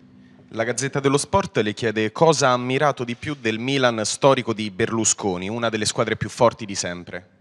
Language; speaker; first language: Italian; native; Italian